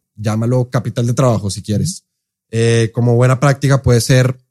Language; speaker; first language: Spanish; native; Spanish